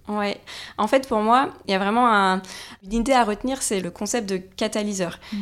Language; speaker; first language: French; native; French